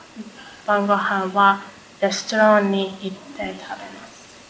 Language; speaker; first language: Japanese; non-native, learner; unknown